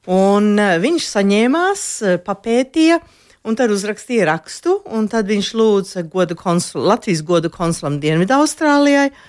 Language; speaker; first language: Latvian; early bilingual, heritage; Latvian